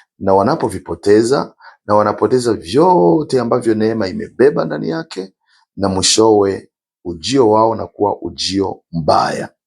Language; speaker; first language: Swahili; non-native, local second language; Rundi